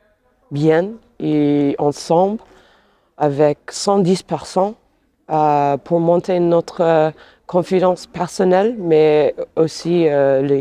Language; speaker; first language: French; non-native, fluent; English